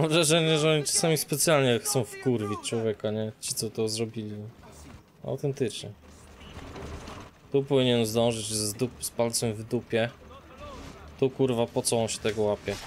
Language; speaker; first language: Polish; native; Polish